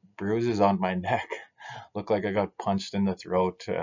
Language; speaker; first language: English; native; English